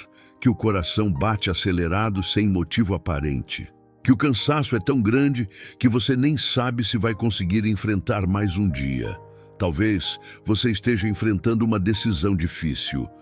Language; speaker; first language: Portuguese; native; Portuguese